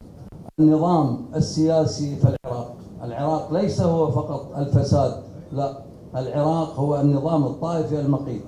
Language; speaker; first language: Arabic; native; Arabic